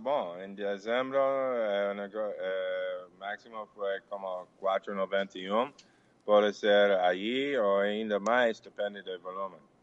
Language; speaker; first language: Portuguese; non-native, fluent; English